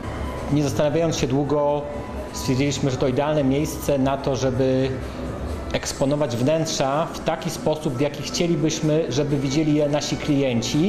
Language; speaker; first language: Polish; native; Polish